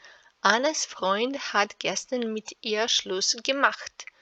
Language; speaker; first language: German; non-native, fluent; Serbian